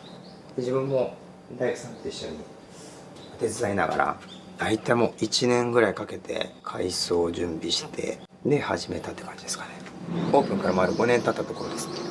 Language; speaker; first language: Japanese; native; Japanese